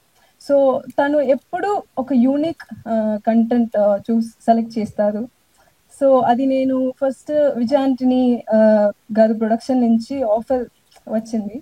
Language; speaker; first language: Telugu; non-native, learner; Tamil